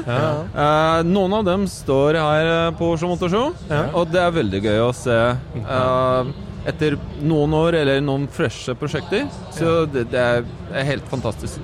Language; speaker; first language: Norwegian; non-native, fluent; Polish